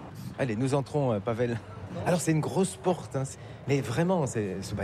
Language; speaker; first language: French; native; French